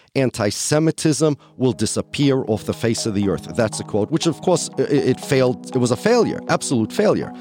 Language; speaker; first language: English; early bilingual, other home language; Polish